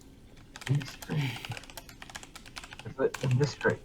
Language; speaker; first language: English; non-native, learner; Vietnamese